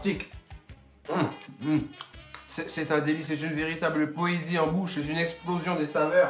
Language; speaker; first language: French; native; French